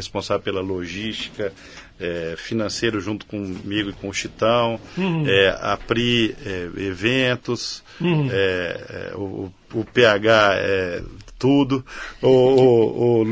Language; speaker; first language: Portuguese; native; Portuguese